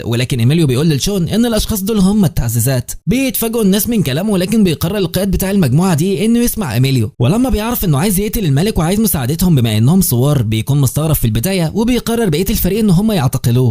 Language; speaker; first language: Arabic; native; Arabic